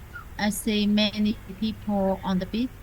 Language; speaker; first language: English; non-native, learner; Vietnamese